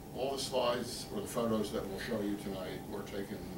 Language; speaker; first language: English; native; English